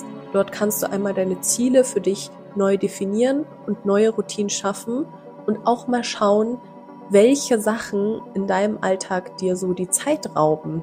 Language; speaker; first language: German; native; German